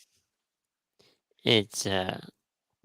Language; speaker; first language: English; native; English